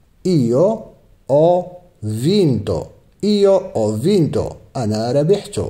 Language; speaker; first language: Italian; non-native, fluent; Arabic